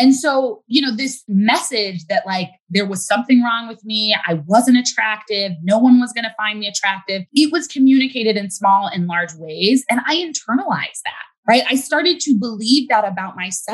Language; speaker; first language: English; native; English